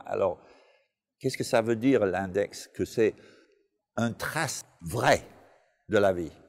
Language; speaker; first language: French; non-native, fluent; English